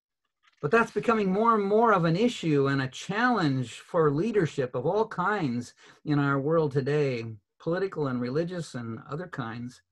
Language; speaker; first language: English; native; English